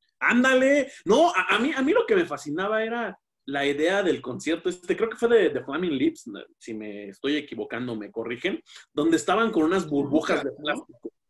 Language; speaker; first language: Spanish; native; Spanish